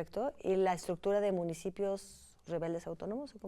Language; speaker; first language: Spanish; native; Spanish